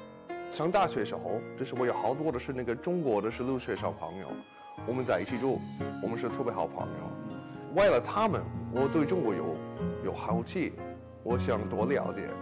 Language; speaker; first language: Chinese; non-native, fluent; English